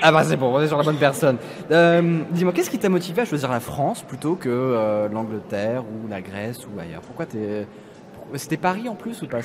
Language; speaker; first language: French; native; French